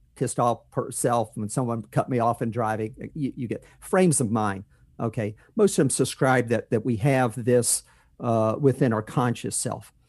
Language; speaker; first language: English; native; English